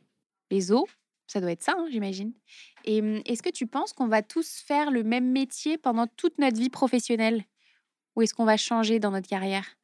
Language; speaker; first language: French; native; French